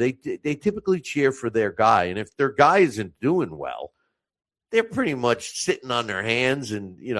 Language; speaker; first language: English; native; English